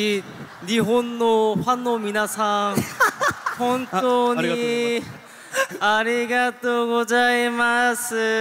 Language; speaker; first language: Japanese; non-native, learner; Korean